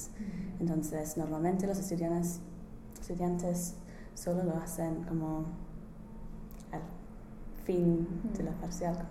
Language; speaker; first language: Spanish; non-native, learner; English